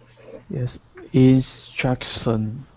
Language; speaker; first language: English; non-native, learner; Vietnamese